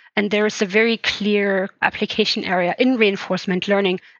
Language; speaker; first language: English; non-native, fluent; German